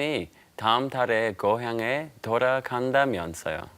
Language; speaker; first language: Korean; non-native, learner; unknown